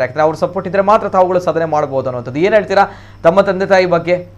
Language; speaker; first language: Kannada; native; Kannada